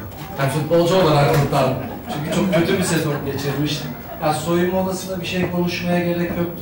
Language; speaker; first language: Turkish; native; Turkish